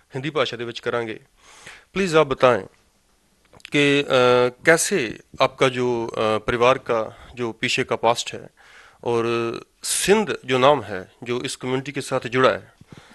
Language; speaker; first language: Hindi; non-native, local second language; Punjabi